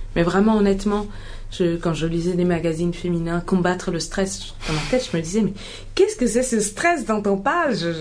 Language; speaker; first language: French; non-native, local second language; Bambara